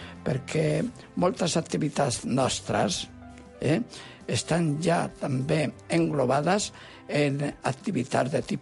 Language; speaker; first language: Catalan; non-native, local second language; Spanish